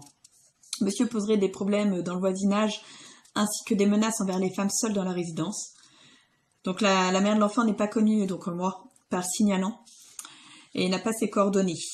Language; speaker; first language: French; native; French